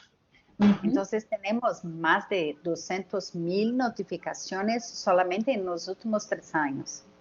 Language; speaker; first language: Spanish; non-native, learner; Portuguese